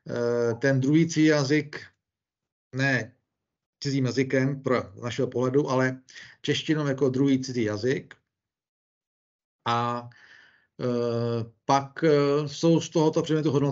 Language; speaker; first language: Czech; native; Czech